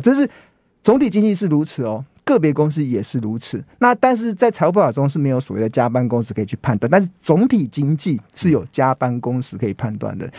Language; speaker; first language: Chinese; native; Chinese